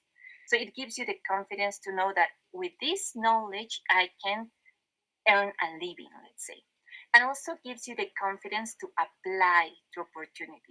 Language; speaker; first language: English; non-native, fluent; Spanish